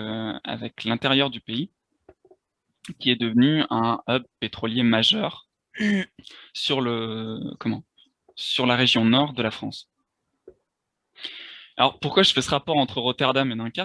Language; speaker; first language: French; native; French